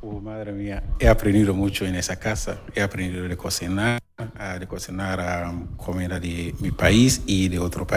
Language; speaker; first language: Spanish; non-native, learner; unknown